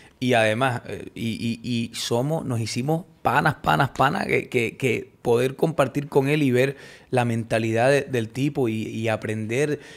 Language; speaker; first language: Spanish; early bilingual, heritage; Spanish